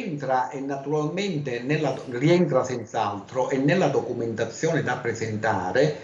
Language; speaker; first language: Italian; native; Italian